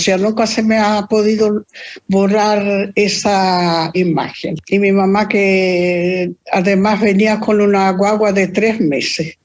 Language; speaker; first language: Spanish; early bilingual, other home language; Italian